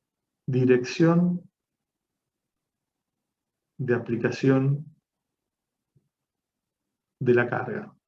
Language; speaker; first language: Spanish; native; Spanish